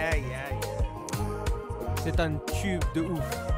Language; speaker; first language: French; non-native, learner; English